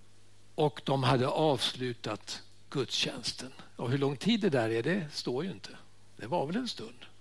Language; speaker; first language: Swedish; native; Swedish